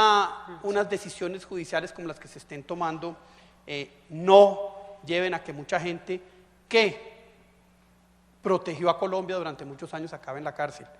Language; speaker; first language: Spanish; native; Spanish